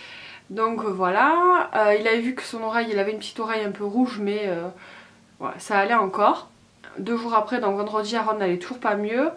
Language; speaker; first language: French; native; French